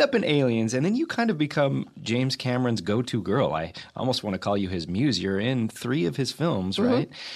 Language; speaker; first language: English; native; English